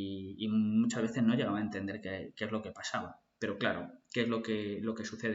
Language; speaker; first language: Spanish; native; Spanish